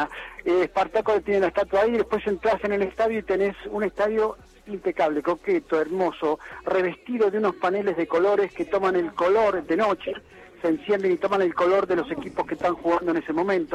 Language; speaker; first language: Spanish; native; Spanish